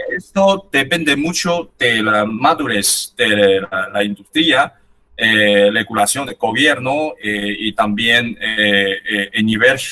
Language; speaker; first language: Spanish; non-native, fluent; Chinese